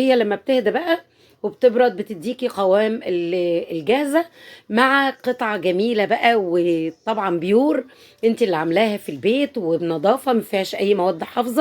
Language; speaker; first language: Arabic; native; Arabic